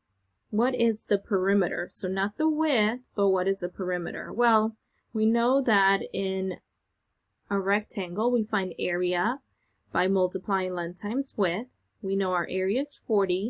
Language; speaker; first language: English; native; English